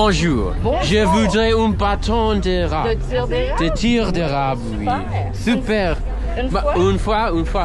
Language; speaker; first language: French; non-native, learner; English